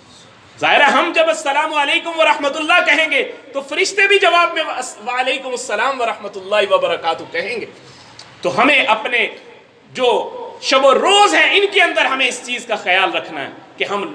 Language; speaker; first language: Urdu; non-native, local second language; Punjabi